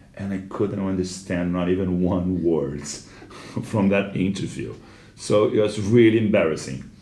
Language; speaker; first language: English; non-native, fluent; Portuguese